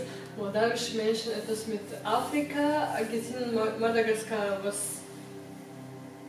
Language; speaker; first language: German; non-native, fluent; Romanian